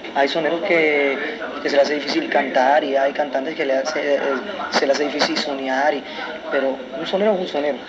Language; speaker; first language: Spanish; early bilingual, heritage; Spanish